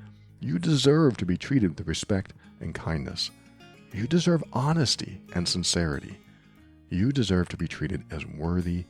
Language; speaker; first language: English; native; English